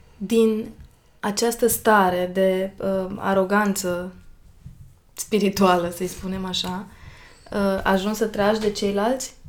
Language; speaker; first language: Romanian; native; Romanian